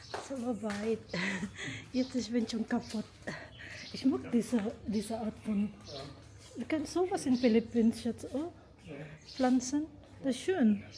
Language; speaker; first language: German; non-native, learner; Cebuano